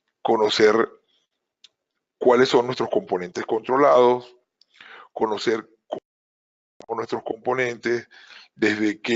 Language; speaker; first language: Spanish; native; Spanish